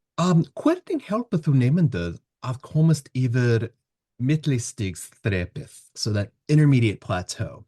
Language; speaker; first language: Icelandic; non-native, learner; English